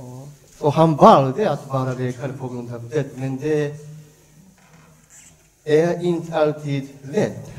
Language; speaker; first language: Swedish; non-native, learner; Japanese